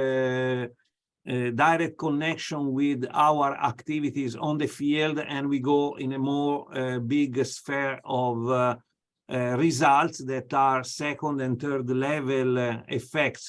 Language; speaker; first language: English; non-native, fluent; Italian